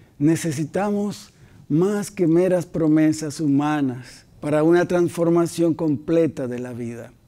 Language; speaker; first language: Spanish; native; Spanish